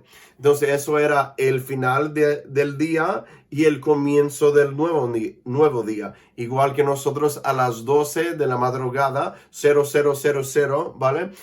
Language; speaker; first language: Spanish; non-native, fluent; English